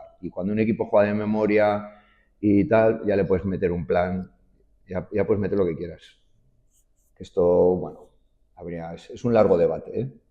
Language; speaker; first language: Spanish; native; Spanish